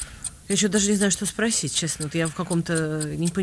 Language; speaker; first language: Russian; native; Russian